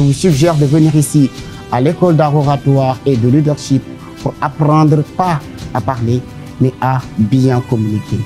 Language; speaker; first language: French; non-native, local second language; Wolof